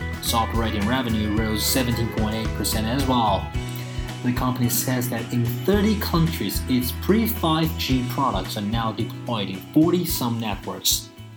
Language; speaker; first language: English; non-native, fluent; Chinese